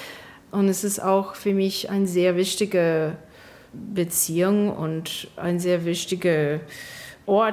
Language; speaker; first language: German; non-native, fluent; English